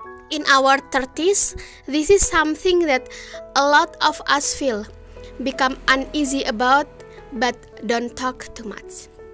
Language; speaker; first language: English; non-native, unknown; Indonesian